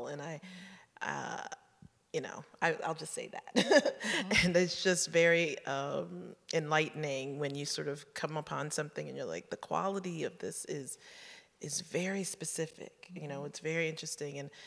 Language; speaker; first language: English; native; English